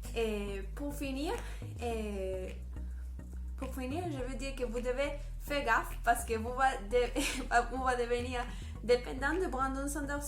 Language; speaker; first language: French; non-native, learner; Spanish